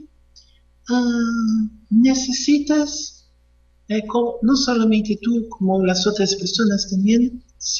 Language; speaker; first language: Spanish; non-native, fluent; Portuguese